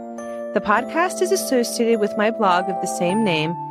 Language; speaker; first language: English; native; English